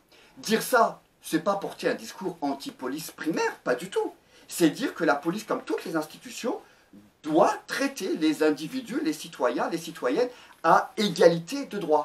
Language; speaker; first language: French; native; French